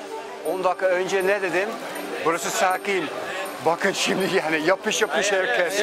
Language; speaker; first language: Turkish; non-native, fluent; Dutch